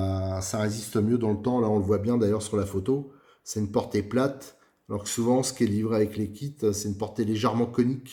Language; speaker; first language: French; native; French